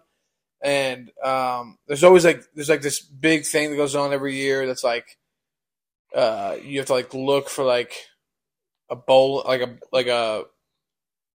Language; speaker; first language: English; native; English